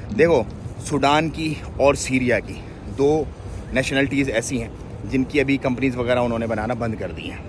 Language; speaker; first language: Urdu; non-native, local second language; Punjabi